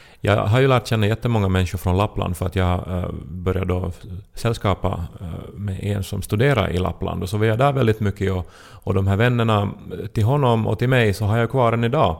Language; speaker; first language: Swedish; native; Swedish